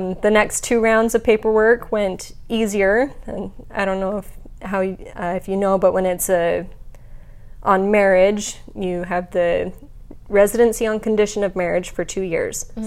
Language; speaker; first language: English; native; English